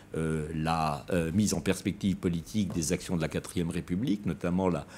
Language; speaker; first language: French; native; French